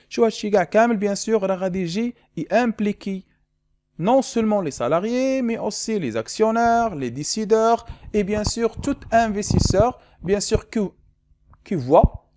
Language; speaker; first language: French; non-native, local second language; Arabic